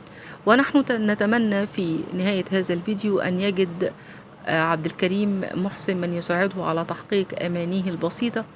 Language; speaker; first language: Arabic; native; Arabic